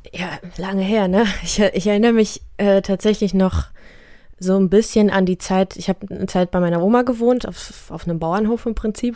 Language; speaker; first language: German; early bilingual, other home language; Russian